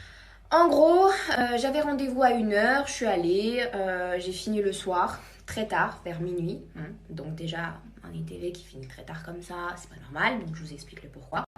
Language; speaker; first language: French; native; French